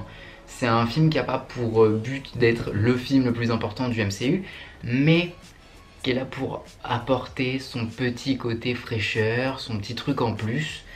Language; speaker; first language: French; native; French